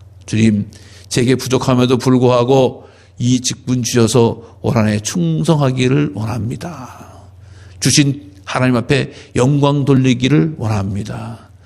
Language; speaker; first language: Korean; native; Korean